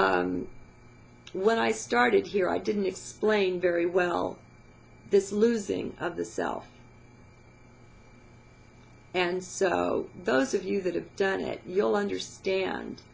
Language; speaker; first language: English; native; English